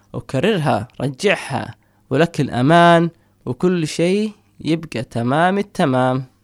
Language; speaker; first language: Arabic; non-native, local second language; Somali